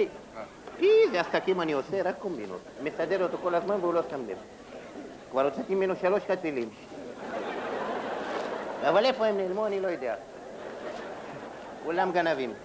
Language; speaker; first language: Hebrew; native; Hebrew